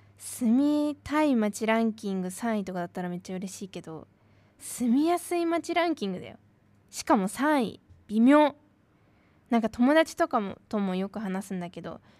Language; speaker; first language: Japanese; native; Japanese